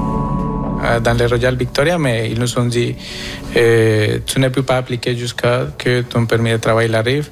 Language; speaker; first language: French; non-native, fluent; Spanish